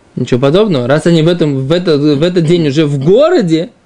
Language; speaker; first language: Russian; non-native, fluent; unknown